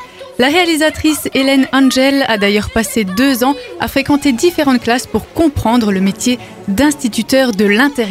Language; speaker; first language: French; native; French